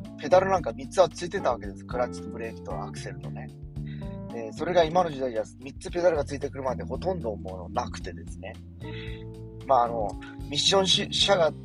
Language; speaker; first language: Japanese; native; Japanese